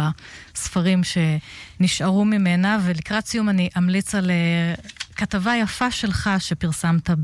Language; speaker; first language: Hebrew; native; Hebrew